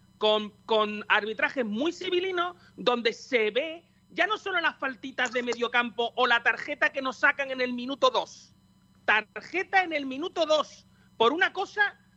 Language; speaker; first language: Spanish; native; Spanish